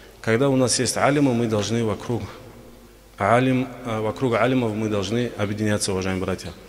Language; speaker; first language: Russian; non-native, local second language; Avaric